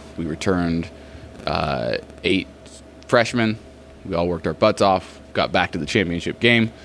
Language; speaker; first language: English; native; English